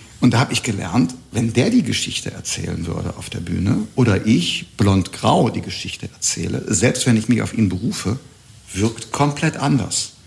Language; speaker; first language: German; native; German